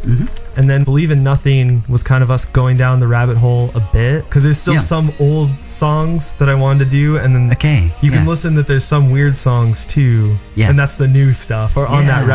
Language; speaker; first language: English; early bilingual, other home language; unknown